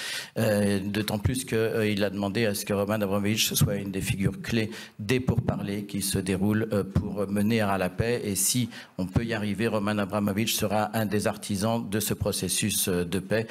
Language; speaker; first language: French; native; French